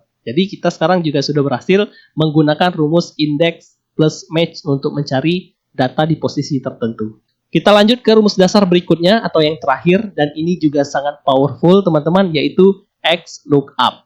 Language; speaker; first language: Indonesian; native; Indonesian